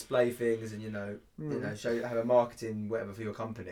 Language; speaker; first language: English; native; English